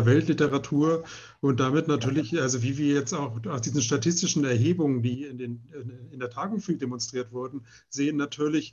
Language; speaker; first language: German; native; German